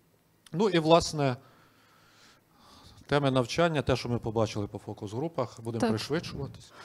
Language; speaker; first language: Ukrainian; native; Ukrainian